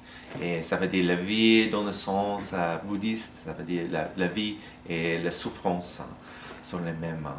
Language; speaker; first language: French; non-native, learner; English